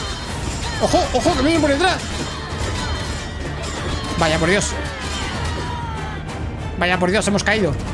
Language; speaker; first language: Spanish; native; Spanish